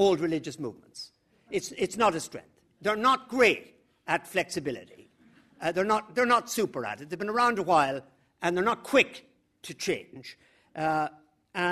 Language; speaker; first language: English; native; English